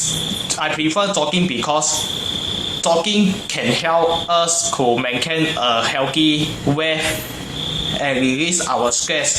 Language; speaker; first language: English; non-native, learner; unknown